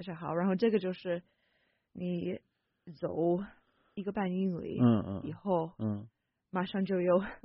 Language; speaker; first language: Chinese; non-native, fluent; English